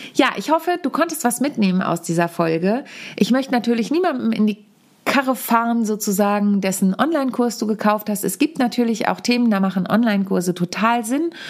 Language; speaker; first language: German; native; German